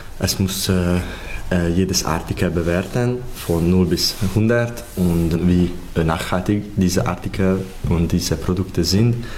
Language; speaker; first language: German; non-native, fluent; Hungarian